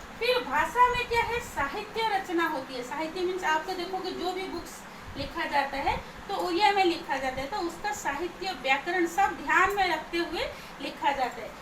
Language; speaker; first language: Hindi; non-native, local second language; Odia